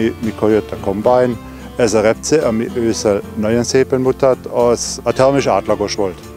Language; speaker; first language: Hungarian; non-native, fluent; German